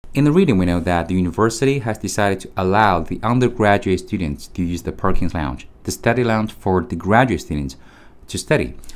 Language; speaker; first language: English; non-native, fluent; Chinese